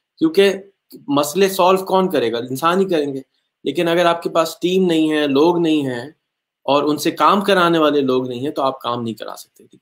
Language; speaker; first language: Urdu; native; Urdu